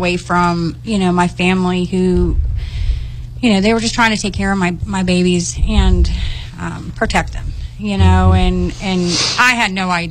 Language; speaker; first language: English; native; English